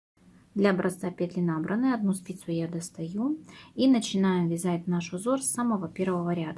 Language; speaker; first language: Russian; native; Russian